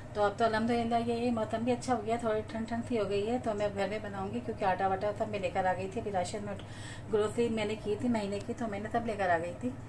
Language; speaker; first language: Urdu; native; Urdu